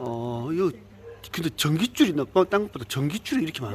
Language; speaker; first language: Korean; native; Korean